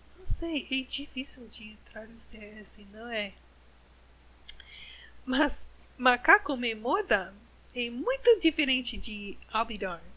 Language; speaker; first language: Portuguese; non-native, learner; English